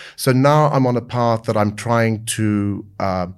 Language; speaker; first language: English; native; English